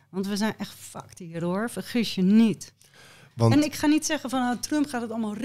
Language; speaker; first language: Dutch; native; Dutch